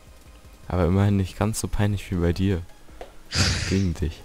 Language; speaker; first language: German; native; German